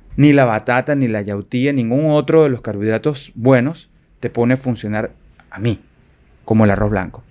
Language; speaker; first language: Spanish; native; Spanish